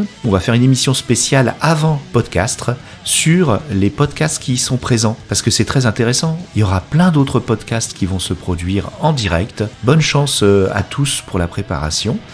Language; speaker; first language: French; native; French